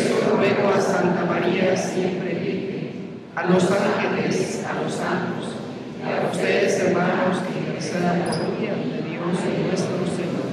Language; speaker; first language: Spanish; native; Spanish